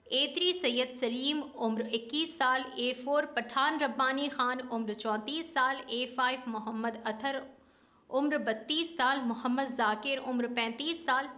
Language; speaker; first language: Urdu; native; Urdu